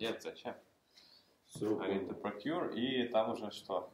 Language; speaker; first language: Russian; native; Russian